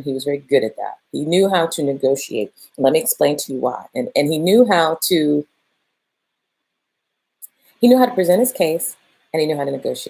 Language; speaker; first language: English; native; English